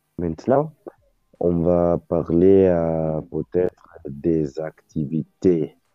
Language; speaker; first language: French; non-native, learner; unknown